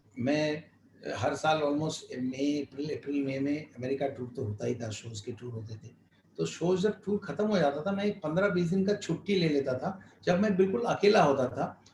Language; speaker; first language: Hindi; non-native, local second language; Bangla